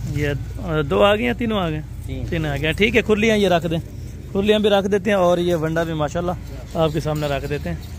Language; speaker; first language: Urdu; non-native, local second language; Saraiki